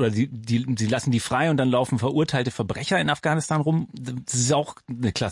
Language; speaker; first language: German; native; German